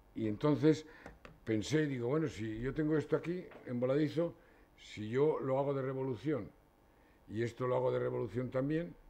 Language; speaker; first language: Spanish; native; Spanish